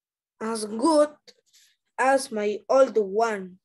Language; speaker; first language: English; non-native, learner; Spanish